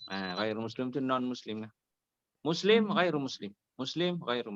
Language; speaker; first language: Indonesian; non-native, local second language; Malay